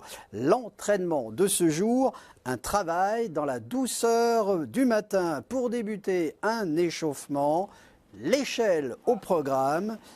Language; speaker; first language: French; native; French